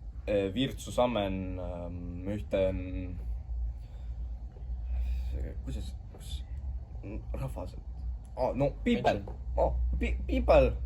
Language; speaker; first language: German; non-native, learner; Estonian